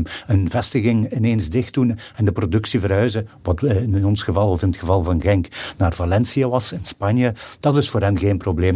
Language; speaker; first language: Dutch; native; Dutch